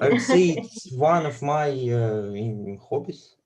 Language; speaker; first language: English; non-native, learner; Russian